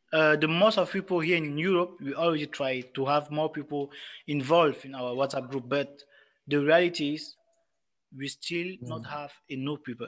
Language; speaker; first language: English; non-native, local second language; French